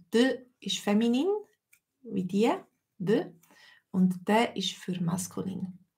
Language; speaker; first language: German; native; German